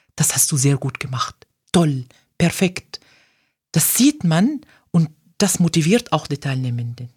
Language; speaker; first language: German; non-native, fluent; Arabic